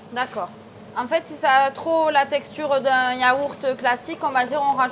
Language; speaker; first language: French; native; French